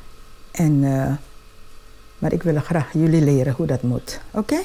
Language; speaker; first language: Dutch; non-native, fluent; Indonesian